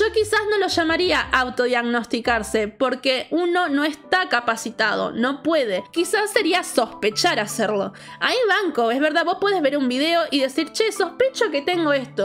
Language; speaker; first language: Spanish; native; Spanish